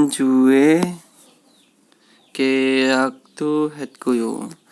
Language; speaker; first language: Korean; non-native, learner; Indonesian